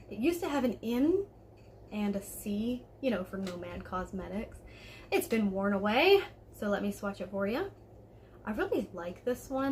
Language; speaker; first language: English; native; English